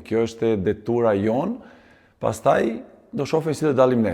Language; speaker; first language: Albanian; non-native, fluent; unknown